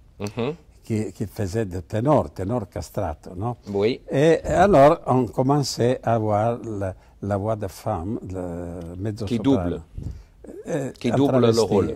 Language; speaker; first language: French; non-native, fluent; Italian